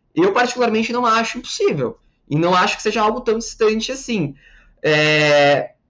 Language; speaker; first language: Portuguese; native; Portuguese